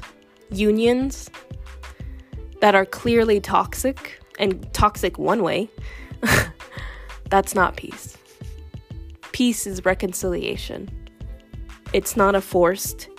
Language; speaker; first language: English; native; English